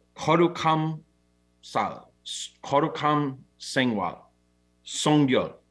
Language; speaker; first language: Korean; non-native, learner; English